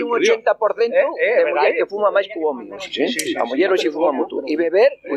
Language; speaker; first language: Spanish; non-native, local second language; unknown